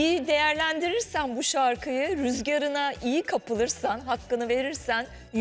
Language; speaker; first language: Turkish; native; Turkish